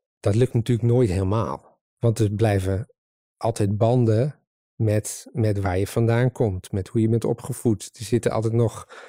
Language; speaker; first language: Dutch; native; Dutch